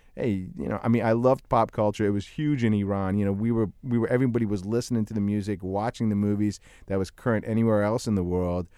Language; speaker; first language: English; early bilingual, other home language; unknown